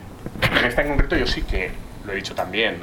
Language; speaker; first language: Spanish; native; Spanish